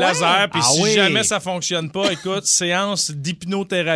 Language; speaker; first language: French; native; French